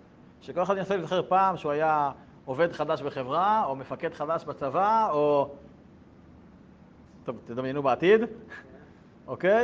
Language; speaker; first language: Hebrew; native; Hebrew